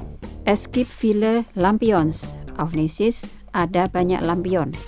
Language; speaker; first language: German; non-native, fluent; Indonesian